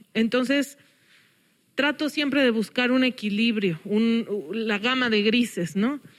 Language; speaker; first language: Spanish; early bilingual, heritage; English